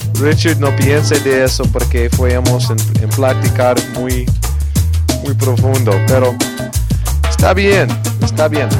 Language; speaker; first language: Spanish; non-native, learner; English